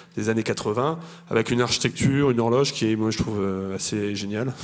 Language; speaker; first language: French; native; French